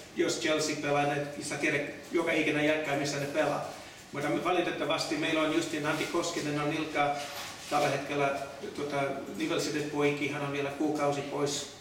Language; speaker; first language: Finnish; non-native, fluent; English